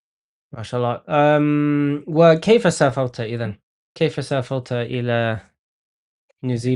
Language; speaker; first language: Arabic; non-native, fluent; English